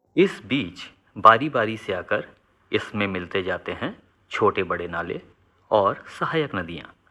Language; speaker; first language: Hindi; native; Hindi